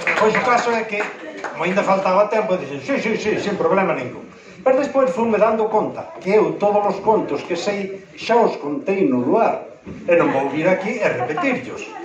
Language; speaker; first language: Galician; native; Galician